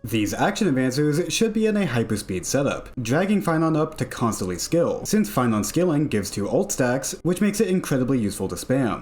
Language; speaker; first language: English; native; English